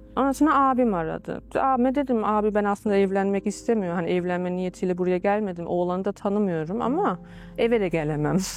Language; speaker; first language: Turkish; early bilingual, heritage; Turkish